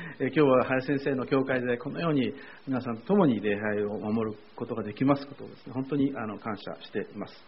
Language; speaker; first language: Japanese; native; Japanese